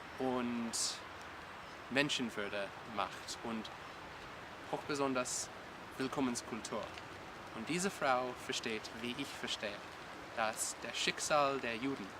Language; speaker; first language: German; non-native, learner; English